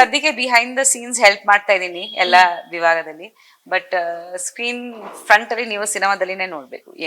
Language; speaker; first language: Kannada; non-native, fluent; Bangla